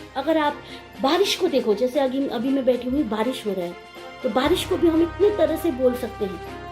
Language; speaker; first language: Hindi; non-native, local second language; Nepali